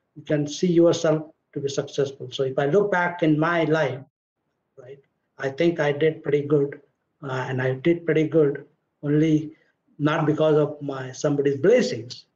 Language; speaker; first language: English; non-native, local second language; Marathi